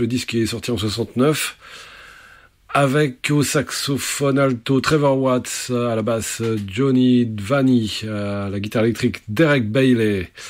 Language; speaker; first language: French; native; French